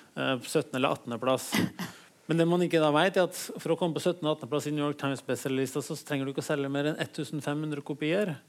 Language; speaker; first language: Norwegian; native; Norwegian